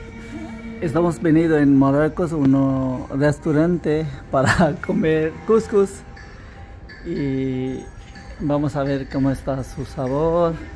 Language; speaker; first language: Spanish; non-native, learner; Hindi